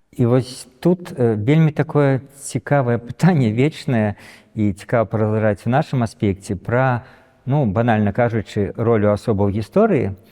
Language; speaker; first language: Belarusian; native; Belarusian